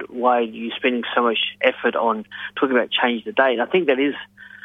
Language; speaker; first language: English; native; English